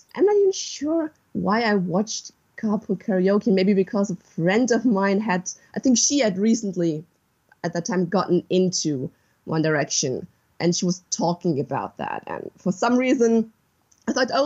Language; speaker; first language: English; non-native, fluent; German